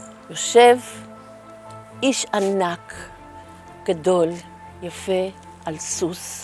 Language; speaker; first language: Hebrew; non-native, fluent; Yiddish